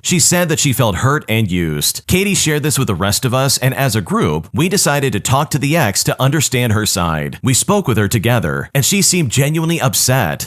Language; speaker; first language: English; native; English